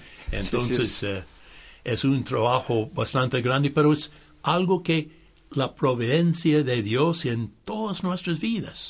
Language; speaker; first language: Spanish; non-native, fluent; English